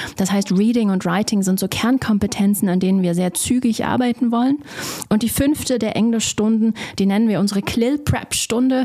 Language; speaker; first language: German; native; German